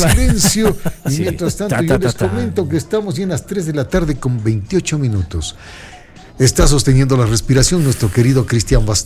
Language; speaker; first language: Spanish; native; Spanish